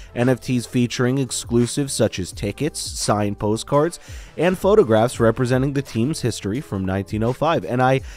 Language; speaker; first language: English; native; English